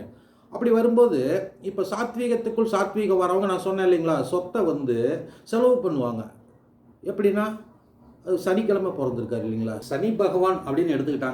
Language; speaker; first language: Tamil; native; Tamil